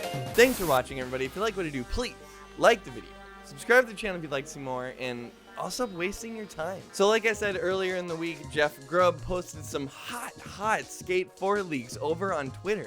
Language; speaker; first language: English; native; English